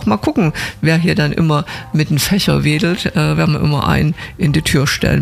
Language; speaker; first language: German; native; German